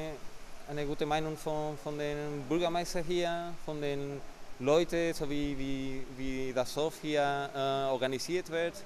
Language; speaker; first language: German; non-native, fluent; Spanish